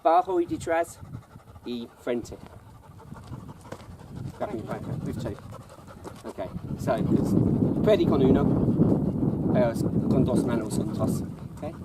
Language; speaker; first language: Spanish; non-native, learner; English